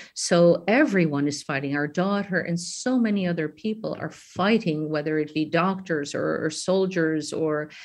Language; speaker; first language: English; native; English